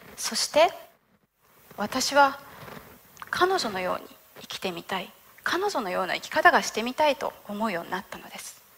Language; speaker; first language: Japanese; native; Japanese